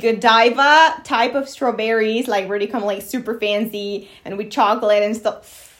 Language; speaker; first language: English; non-native, fluent; Spanish